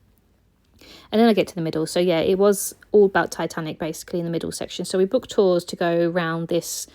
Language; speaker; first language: English; native; English